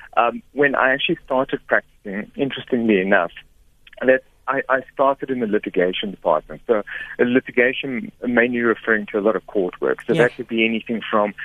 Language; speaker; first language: English; native; English